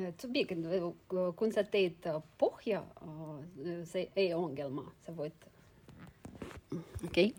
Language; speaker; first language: Finnish; non-native, learner; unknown